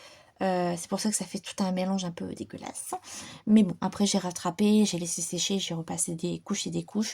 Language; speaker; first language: French; native; French